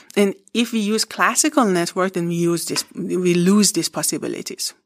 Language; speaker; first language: English; non-native, fluent; Persian